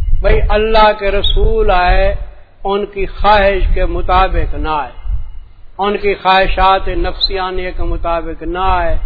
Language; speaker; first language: Urdu; non-native, local second language; Saraiki